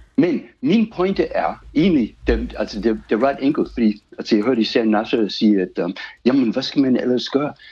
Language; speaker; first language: Danish; non-native, fluent; English